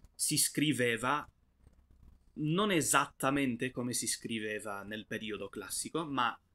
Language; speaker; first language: Spanish; non-native, fluent; English